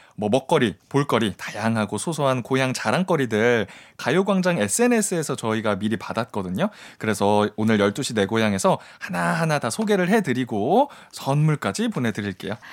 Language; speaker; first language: Korean; native; Korean